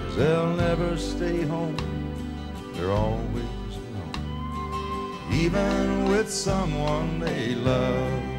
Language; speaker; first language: English; native; English